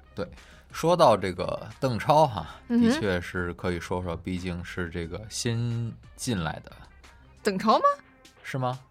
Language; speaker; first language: Chinese; native; Chinese